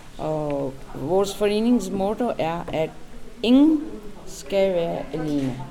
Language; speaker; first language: Danish; non-native, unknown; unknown